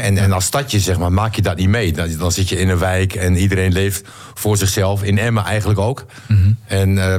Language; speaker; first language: Dutch; native; Dutch